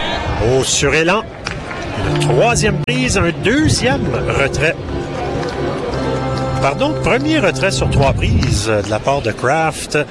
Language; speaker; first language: French; native; French